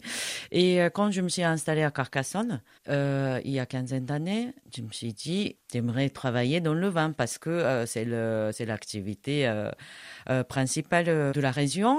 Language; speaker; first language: French; non-native, fluent; Japanese